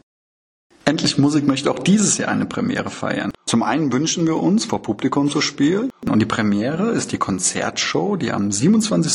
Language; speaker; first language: German; native; German